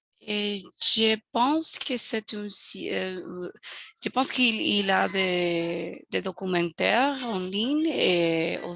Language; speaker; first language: French; non-native, learner; Spanish